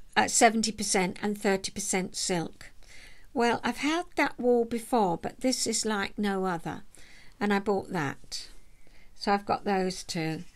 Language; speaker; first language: English; native; English